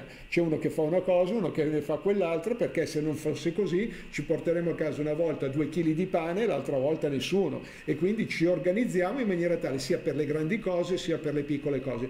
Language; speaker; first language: Italian; native; Italian